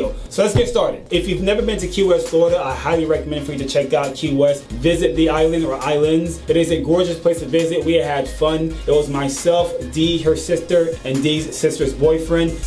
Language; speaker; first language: English; native; English